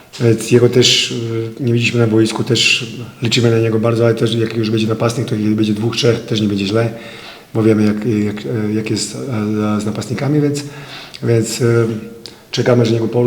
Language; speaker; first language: Polish; non-native, fluent; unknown